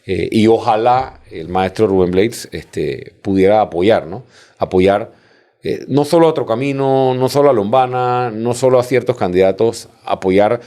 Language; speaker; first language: Spanish; native; Spanish